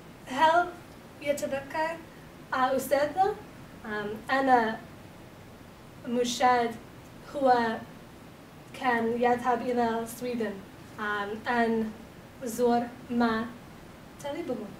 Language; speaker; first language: Arabic; non-native, learner; English